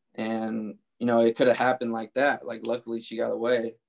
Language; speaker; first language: English; native; English